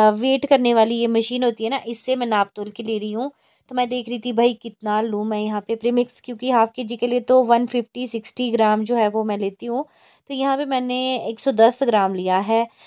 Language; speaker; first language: Hindi; native; Hindi